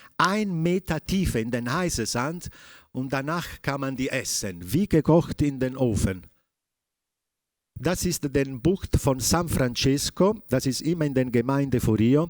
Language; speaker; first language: German; non-native, fluent; Italian